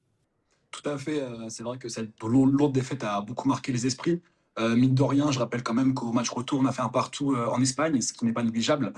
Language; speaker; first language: French; early bilingual, other home language; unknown